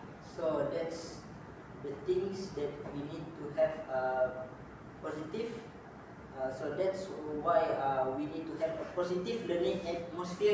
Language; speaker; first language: English; non-native, local second language; Malay